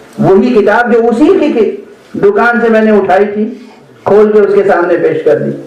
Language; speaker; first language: Urdu; native; Urdu